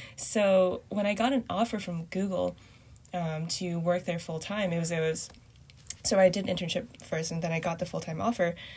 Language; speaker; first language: English; early bilingual, other home language; Chinese